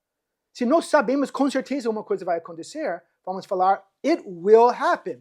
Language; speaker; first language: Portuguese; non-native, fluent; English